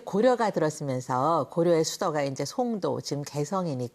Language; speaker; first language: Korean; native; Korean